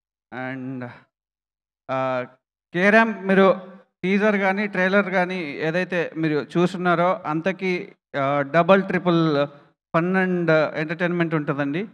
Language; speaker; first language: Telugu; native; Telugu